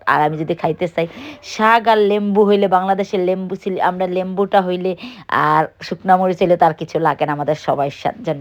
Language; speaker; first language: Bangla; native; Bangla